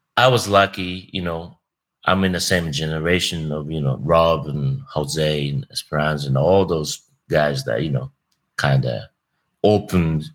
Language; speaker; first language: English; non-native, fluent; Japanese